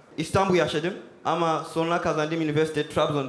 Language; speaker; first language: Turkish; non-native, learner; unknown